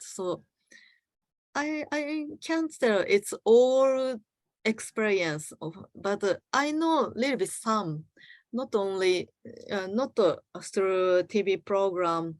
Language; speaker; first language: English; non-native, learner; Japanese